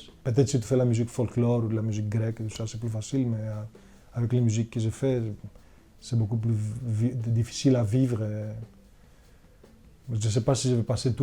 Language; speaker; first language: French; non-native, fluent; Greek